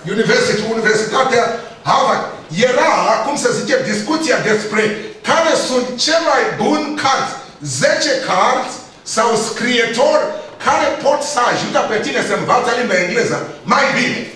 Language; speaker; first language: Romanian; non-native, learner; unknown